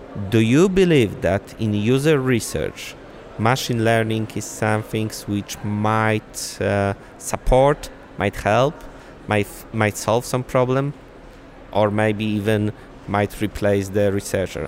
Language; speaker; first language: English; non-native, fluent; Polish